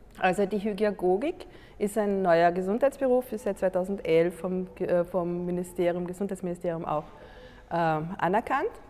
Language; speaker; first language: German; native; German